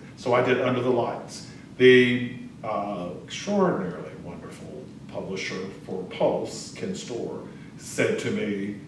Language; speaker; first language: English; native; English